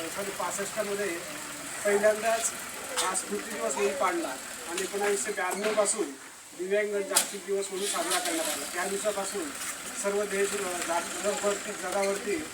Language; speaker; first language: Marathi; native; Marathi